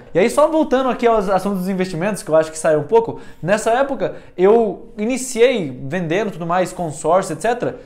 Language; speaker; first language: Portuguese; early bilingual, heritage; Portuguese